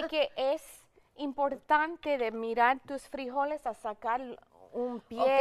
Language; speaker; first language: Spanish; early bilingual, heritage; English